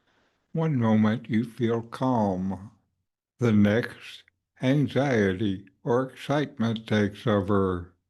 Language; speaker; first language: English; native; English